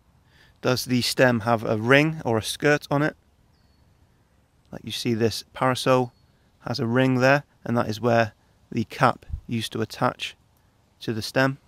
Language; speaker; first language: English; native; English